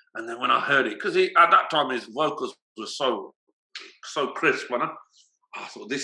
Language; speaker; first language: English; early bilingual, other home language; Punjabi